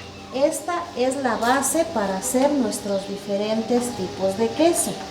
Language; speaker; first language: Spanish; native; Spanish